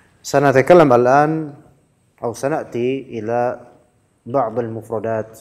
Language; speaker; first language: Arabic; non-native, fluent; Indonesian